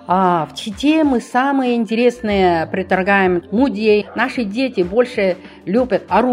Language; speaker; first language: Russian; non-native, learner; Chinese